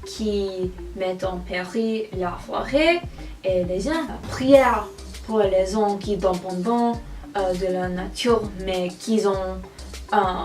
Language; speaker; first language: French; non-native, learner; English